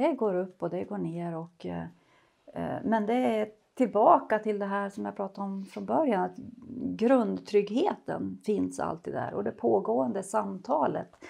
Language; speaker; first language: Swedish; native; Swedish